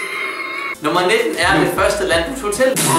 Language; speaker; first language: Danish; native; Danish